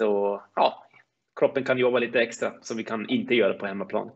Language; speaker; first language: Swedish; non-native, fluent; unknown